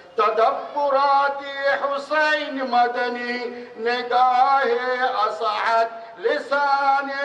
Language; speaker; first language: Urdu; non-native, fluent; Bangla